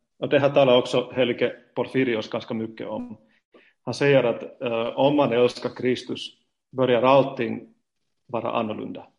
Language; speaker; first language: Swedish; non-native, fluent; Finnish